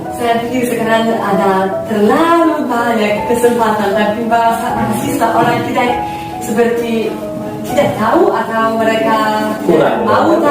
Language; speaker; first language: Indonesian; non-native, fluent; Polish